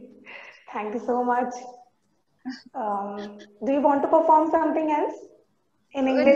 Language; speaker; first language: English; non-native, local second language; Hindi